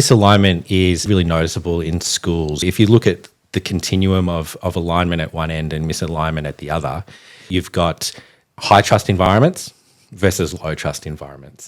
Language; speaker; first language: English; native; English